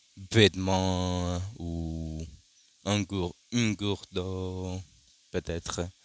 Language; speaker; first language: French; non-native, learner; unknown